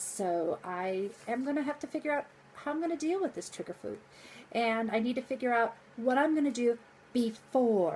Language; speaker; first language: English; native; English